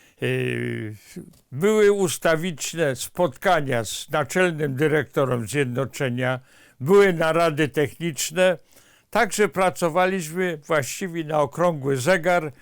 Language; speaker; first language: Polish; native; Polish